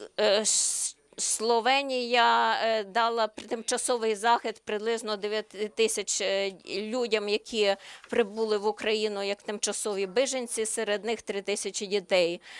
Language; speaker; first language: Ukrainian; non-native, learner; Slovenian